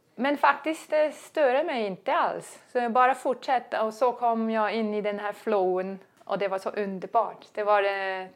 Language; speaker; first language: Swedish; non-native, fluent; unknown